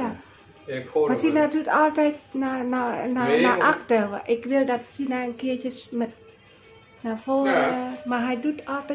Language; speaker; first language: Dutch; non-native, learner; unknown